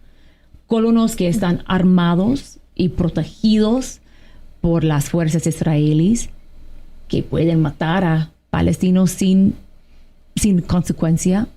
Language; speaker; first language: Spanish; non-native, fluent; Arabic